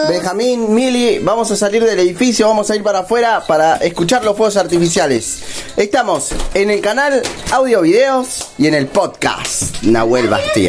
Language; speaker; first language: Spanish; native; Spanish